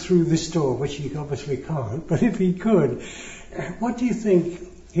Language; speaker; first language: English; native; English